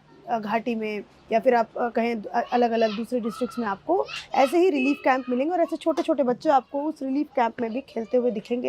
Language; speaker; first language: Hindi; native; Hindi